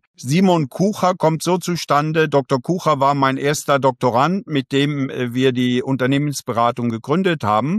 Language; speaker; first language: German; native; German